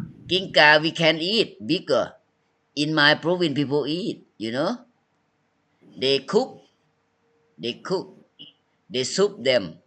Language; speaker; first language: English; non-native, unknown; Thai